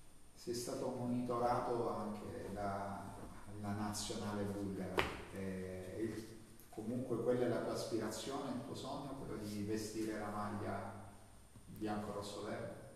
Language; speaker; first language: Italian; native; Italian